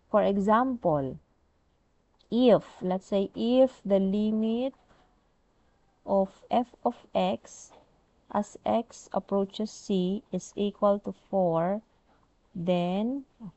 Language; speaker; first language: English; non-native, local second language; Filipino